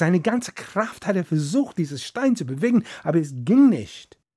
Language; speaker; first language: German; non-native, fluent; English